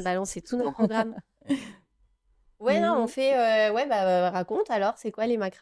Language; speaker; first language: French; native; French